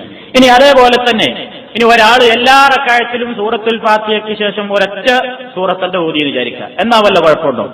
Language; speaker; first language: Malayalam; native; Malayalam